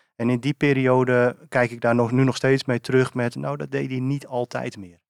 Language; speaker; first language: Dutch; native; Dutch